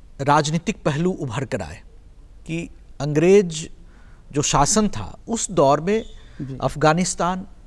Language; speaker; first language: Hindi; native; Hindi